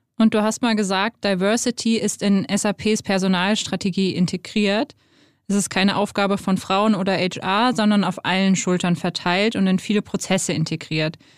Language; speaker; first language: German; native; German